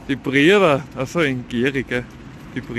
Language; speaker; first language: German; native; German